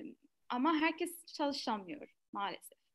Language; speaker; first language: Turkish; non-native, fluent; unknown